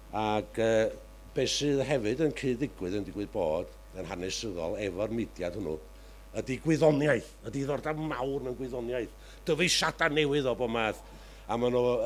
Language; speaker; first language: Welsh; native; Welsh